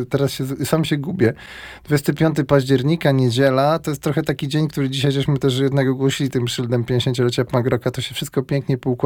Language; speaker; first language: Polish; native; Polish